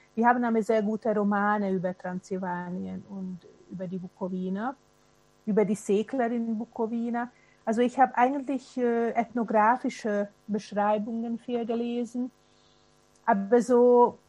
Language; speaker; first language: German; non-native, fluent; Hungarian